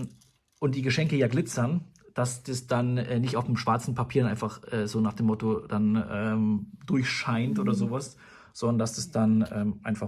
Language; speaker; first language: German; native; German